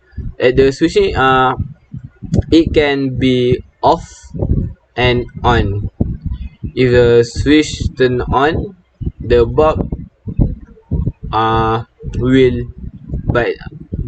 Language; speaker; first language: English; non-native, local second language; Malay